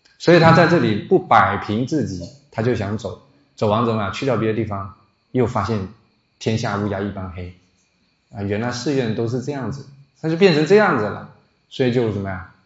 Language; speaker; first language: Chinese; non-native, local second language; Min Nan Chinese